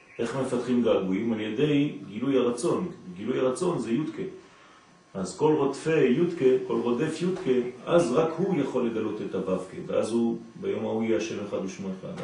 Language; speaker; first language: Hebrew; non-native, fluent; French